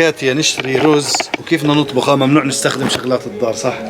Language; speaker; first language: Arabic; native; Arabic